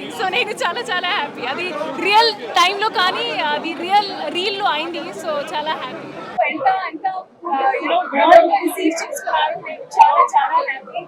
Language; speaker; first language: Telugu; non-native, learner; Hindi